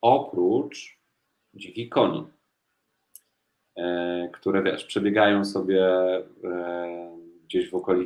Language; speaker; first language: Polish; native; Polish